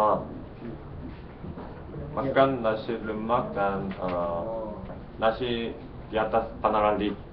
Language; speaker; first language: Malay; non-native, learner; Korean